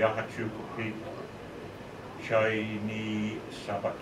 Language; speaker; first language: Russian; non-native, learner; English